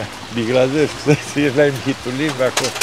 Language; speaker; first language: Hebrew; non-native, learner; Romanian